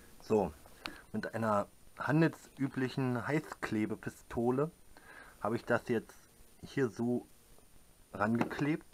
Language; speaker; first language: German; native; German